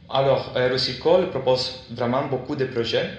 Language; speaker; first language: French; non-native, fluent; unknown